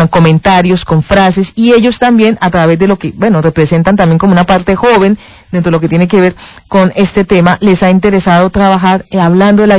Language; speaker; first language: Spanish; native; Spanish